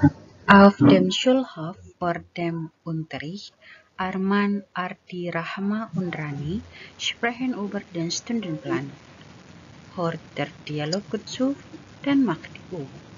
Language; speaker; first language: German; non-native, learner; Indonesian